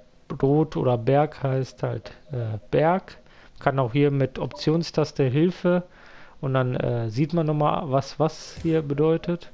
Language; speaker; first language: German; native; German